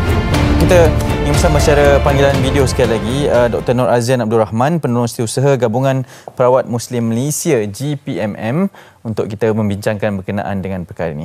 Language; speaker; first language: Malay; native; Malay